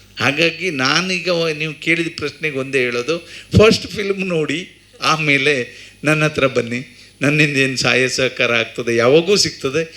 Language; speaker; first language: Kannada; native; Kannada